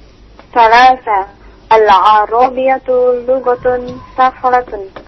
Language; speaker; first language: Arabic; non-native, learner; Indonesian